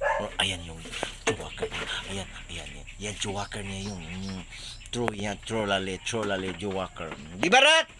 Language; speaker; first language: Filipino; non-native, local second language; Cebuano